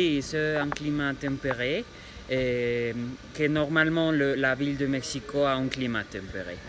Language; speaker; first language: French; non-native, learner; Spanish